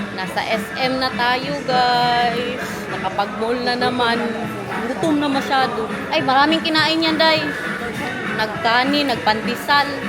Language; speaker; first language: Filipino; non-native, local second language; Cebuano